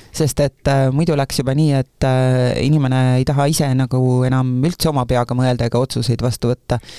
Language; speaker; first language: Estonian; native; Estonian